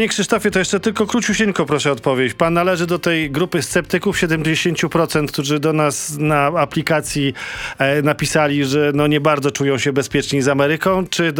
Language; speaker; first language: Polish; native; Polish